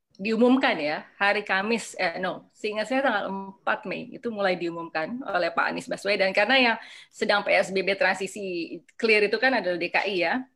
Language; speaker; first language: Indonesian; native; Indonesian